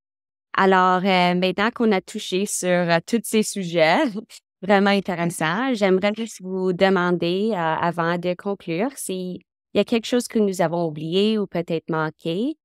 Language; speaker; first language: French; non-native, local second language; English